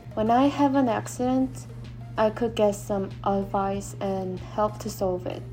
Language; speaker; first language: English; non-native, fluent; Korean